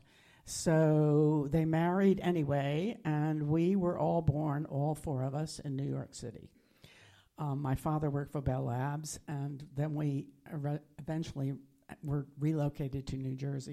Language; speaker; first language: English; native; English